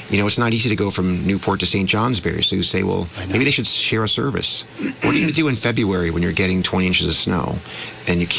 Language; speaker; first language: English; native; English